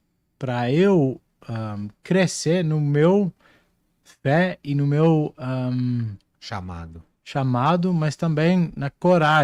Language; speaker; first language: Portuguese; non-native, fluent; Dutch